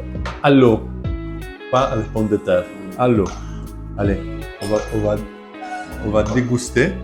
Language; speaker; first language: French; non-native, fluent; Italian